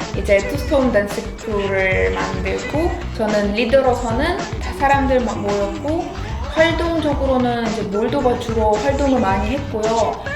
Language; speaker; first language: Korean; non-native, fluent; Romanian